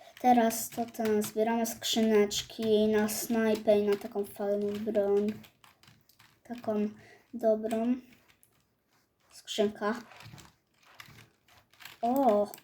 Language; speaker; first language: Polish; native; Polish